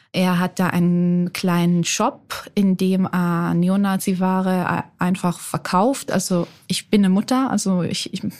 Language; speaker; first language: German; non-native, fluent; Hebrew